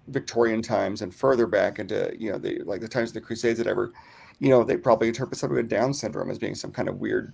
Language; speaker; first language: English; native; English